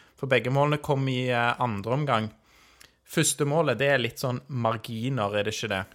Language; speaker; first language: Norwegian; native; Norwegian